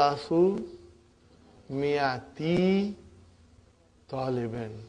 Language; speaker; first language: Arabic; non-native, fluent; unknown